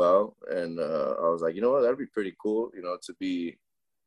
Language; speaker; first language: English; early bilingual, other home language; Spanish